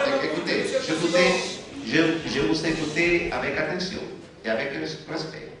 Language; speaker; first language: French; non-native, fluent; Spanish